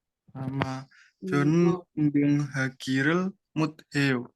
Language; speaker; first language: Korean; non-native, learner; Indonesian